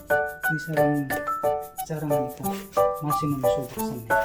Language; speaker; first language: Korean; non-native, learner; Filipino